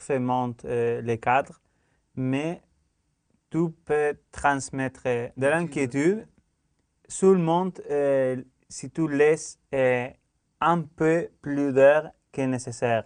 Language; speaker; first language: French; non-native, learner; Spanish